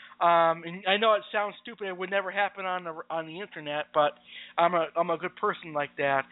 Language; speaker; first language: English; native; English